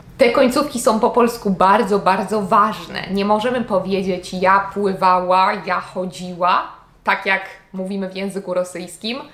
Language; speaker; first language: Polish; native; Polish